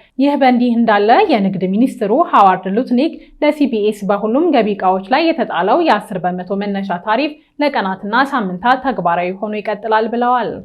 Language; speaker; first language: Amharic; native; Amharic